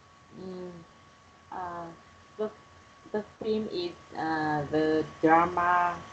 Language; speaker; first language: English; non-native, learner; Vietnamese